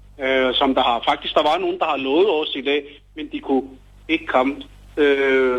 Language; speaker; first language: Danish; non-native, fluent; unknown